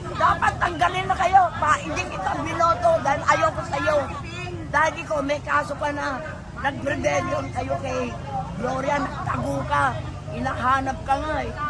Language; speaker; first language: Filipino; non-native, local second language; Iloko